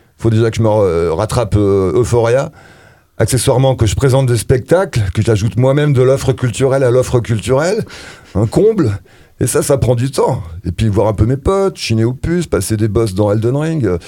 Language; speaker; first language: French; native; French